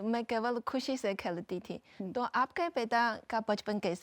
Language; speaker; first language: Hindi; non-native, fluent; Chinese